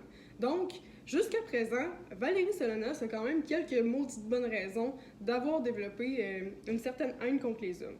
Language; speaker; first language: French; native; French